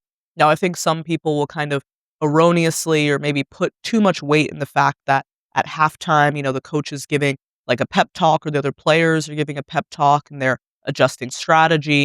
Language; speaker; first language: English; native; English